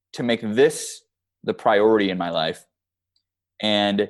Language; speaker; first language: English; native; English